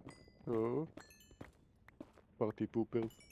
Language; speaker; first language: Hebrew; native; Hebrew